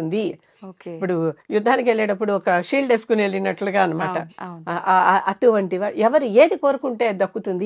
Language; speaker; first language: Telugu; native; Telugu